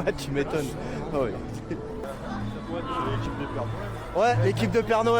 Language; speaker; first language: French; native; French